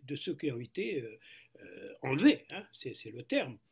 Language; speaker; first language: French; non-native, local second language; Arabic